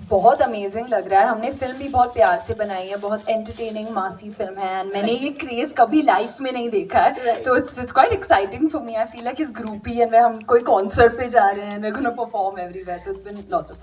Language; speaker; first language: Hindi; native; Hindi